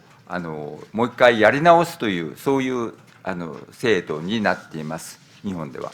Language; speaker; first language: Japanese; native; Japanese